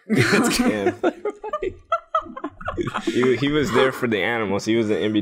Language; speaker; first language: English; native; English